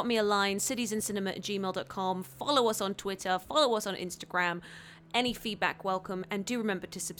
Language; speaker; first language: English; non-native, local second language; Cantonese